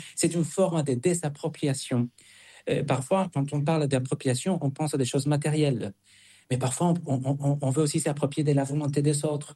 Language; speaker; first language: French; non-native, fluent; Spanish